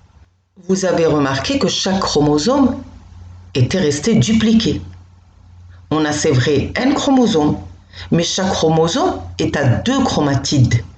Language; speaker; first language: French; non-native, local second language; Arabic